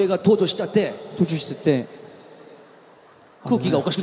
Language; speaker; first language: Japanese; native; Japanese